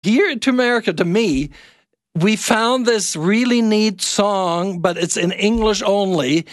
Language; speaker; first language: English; non-native, fluent; German